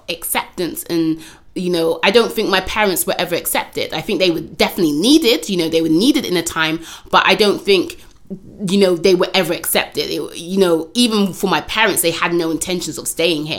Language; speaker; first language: English; native; English